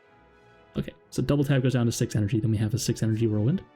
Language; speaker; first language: English; native; English